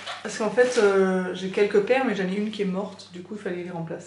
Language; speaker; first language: French; native; French